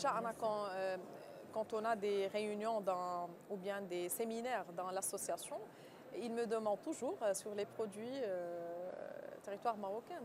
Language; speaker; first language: French; non-native, local second language; Arabic